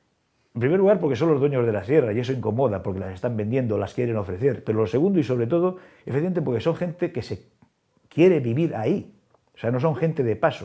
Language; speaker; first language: Spanish; native; Spanish